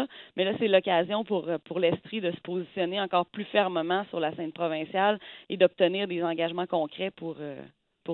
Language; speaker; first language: French; native; French